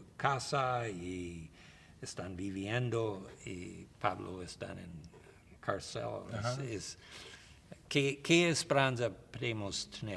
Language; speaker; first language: Spanish; non-native, learner; English